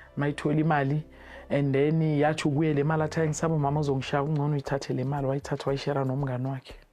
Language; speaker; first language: Zulu; non-native, local second language; Tsonga